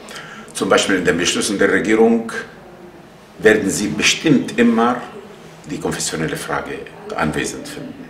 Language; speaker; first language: German; non-native, fluent; Arabic